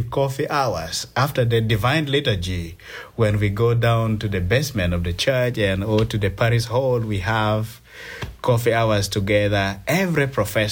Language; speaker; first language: English; non-native, local second language; Acoli